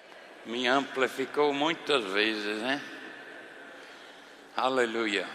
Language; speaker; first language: Portuguese; non-native, fluent; English